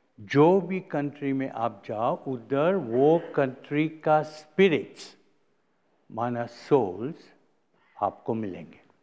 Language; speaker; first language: Hindi; non-native, fluent; Gujarati